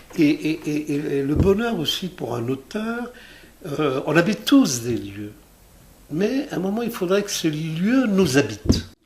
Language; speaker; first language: French; non-native, local second language; Arabic